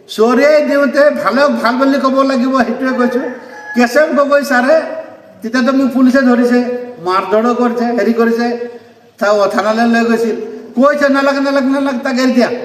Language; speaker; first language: Assamese; non-native, local second language; Nepali